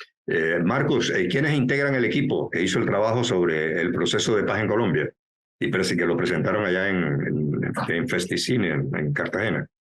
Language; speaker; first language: Spanish; native; Spanish